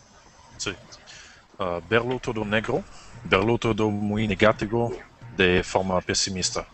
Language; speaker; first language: Spanish; non-native, learner; French